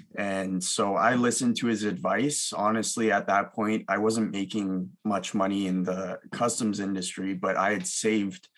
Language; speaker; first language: English; native; English